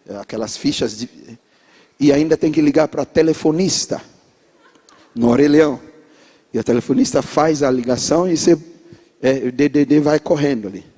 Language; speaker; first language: Portuguese; non-native, fluent; English